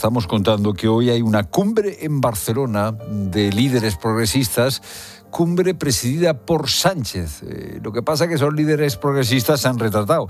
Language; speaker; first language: Spanish; native; Spanish